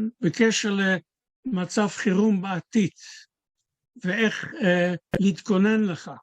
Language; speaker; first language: Hebrew; non-native, fluent; Dutch